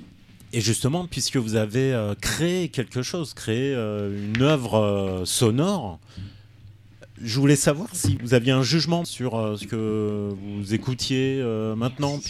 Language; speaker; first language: French; native; French